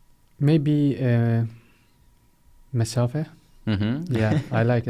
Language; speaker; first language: English; non-native, fluent; Arabic